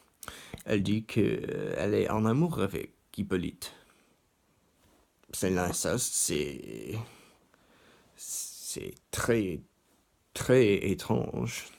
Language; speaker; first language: French; non-native, learner; English